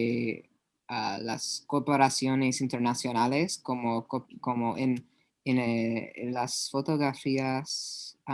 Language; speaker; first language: Spanish; non-native, learner; English